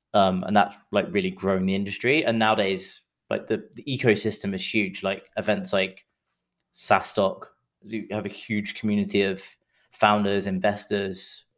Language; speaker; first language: English; native; English